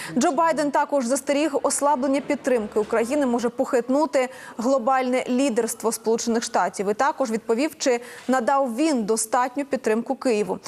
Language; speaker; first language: Ukrainian; native; Ukrainian